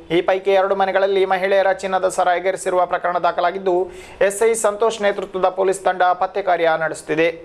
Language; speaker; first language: Kannada; native; Kannada